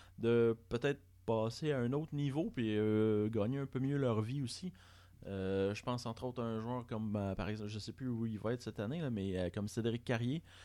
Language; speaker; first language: French; native; French